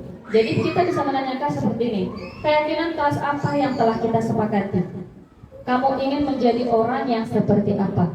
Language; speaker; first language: Indonesian; native; Indonesian